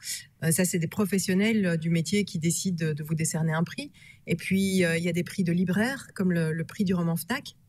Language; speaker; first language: French; native; French